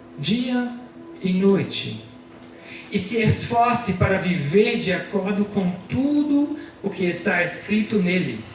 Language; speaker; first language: Portuguese; non-native, fluent; German